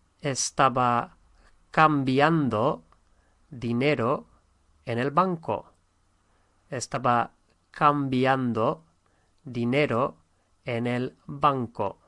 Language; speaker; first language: Spanish; non-native, fluent; English